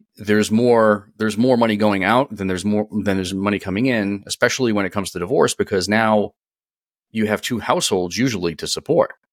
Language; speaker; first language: English; native; English